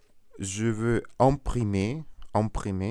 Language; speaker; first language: French; non-native, learner; Russian